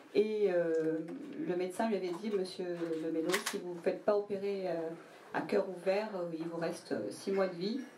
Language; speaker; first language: French; non-native, fluent; Portuguese